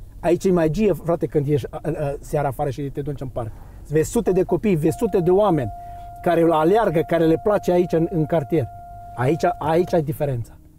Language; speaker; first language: Romanian; non-native, fluent; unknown